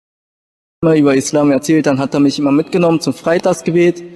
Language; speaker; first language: German; early bilingual, other home language; Japanese